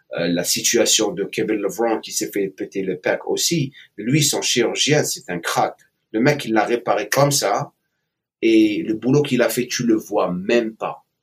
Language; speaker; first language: French; non-native, local second language; Arabic